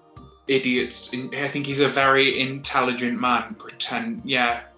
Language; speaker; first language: English; native; English